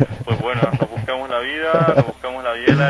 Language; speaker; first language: Spanish; native; Spanish